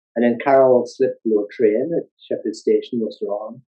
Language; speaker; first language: English; native; English